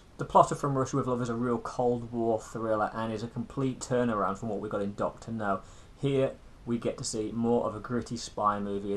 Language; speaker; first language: English; native; English